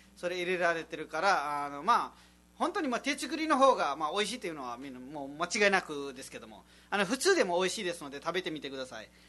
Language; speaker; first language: Japanese; non-native, fluent; Nepali